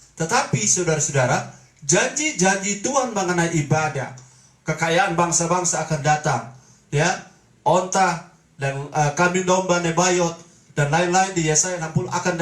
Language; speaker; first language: Indonesian; native; Indonesian